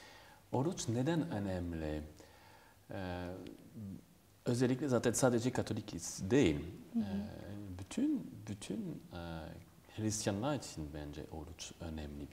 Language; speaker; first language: Turkish; non-native, fluent; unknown